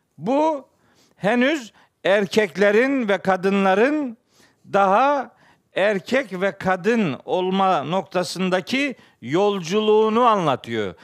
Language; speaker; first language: Turkish; native; Turkish